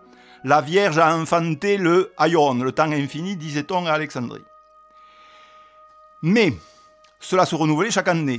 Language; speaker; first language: French; native; French